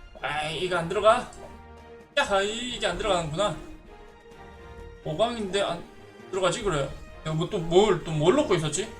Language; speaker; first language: Korean; native; Korean